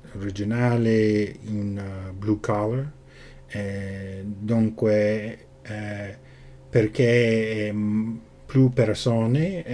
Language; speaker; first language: Italian; non-native, learner; English